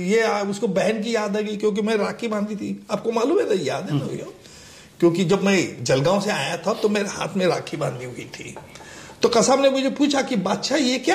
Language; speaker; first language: Hindi; non-native, local second language; Marathi